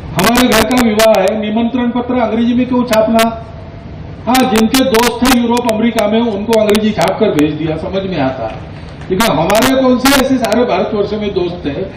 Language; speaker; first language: Hindi; non-native, local second language; Marathi